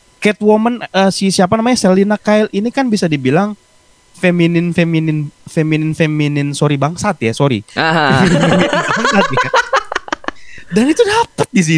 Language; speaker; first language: Indonesian; native; Indonesian